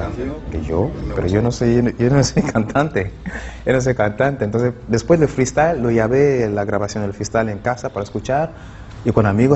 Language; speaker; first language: Spanish; non-native, fluent; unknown